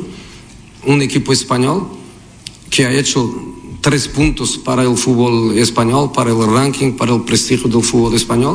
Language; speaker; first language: Spanish; non-native, fluent; Portuguese